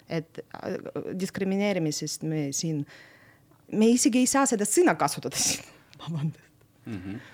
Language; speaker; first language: Estonian; non-native, local second language; Russian